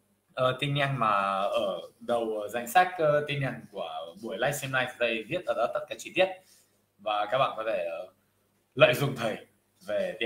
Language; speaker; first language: Vietnamese; non-native, fluent; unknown